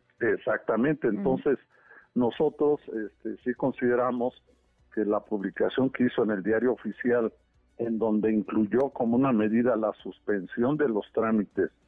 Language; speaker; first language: Spanish; native; Spanish